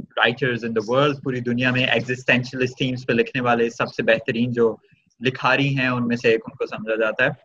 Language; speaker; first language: Urdu; native; Urdu